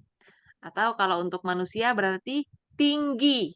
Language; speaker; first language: Indonesian; native; Indonesian